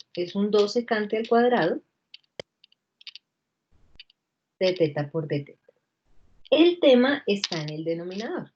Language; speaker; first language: Spanish; native; Spanish